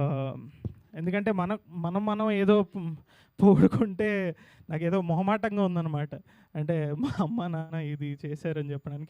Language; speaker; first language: Telugu; native; Telugu